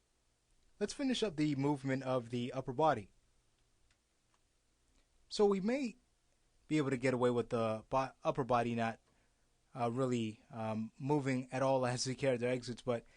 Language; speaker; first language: English; native; English